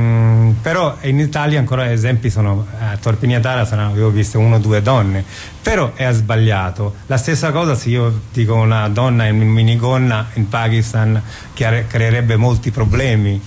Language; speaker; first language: Italian; non-native, fluent; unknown